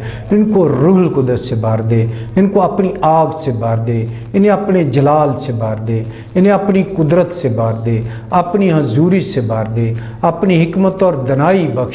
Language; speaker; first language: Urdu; non-native, local second language; Punjabi